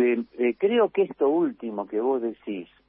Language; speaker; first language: Spanish; native; Spanish